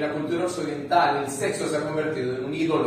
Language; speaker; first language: Spanish; native; Spanish